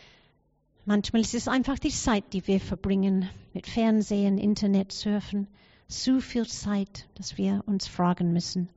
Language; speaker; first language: German; non-native, fluent; English